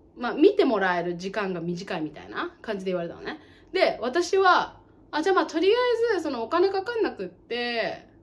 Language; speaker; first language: Japanese; native; Japanese